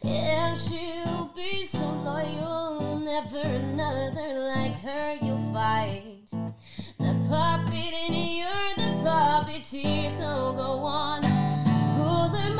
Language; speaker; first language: English; native; English